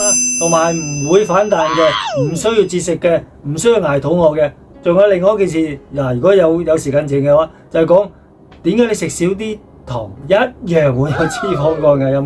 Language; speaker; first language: Cantonese; native; Cantonese